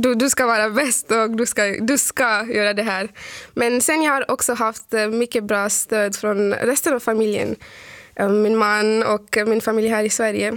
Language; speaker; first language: Swedish; non-native, fluent; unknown